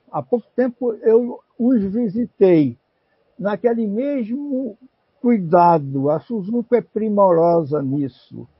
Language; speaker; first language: Portuguese; native; Portuguese